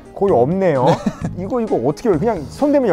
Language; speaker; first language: Korean; native; Korean